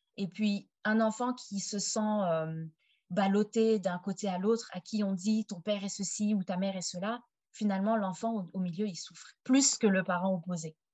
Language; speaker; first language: French; native; French